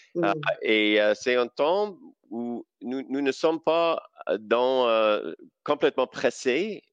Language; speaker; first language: French; non-native, local second language; English